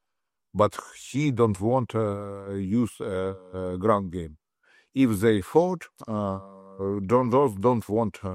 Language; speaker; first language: English; non-native, learner; Russian